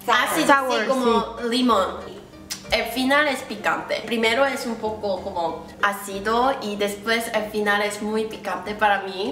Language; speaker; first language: Spanish; non-native, learner; Korean